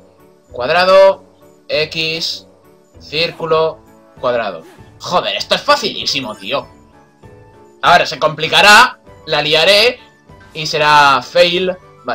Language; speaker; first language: Spanish; native; Spanish